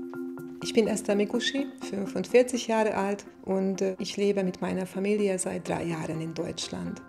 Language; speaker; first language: German; non-native, fluent; Hungarian